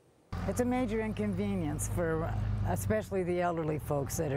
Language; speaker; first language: English; native; English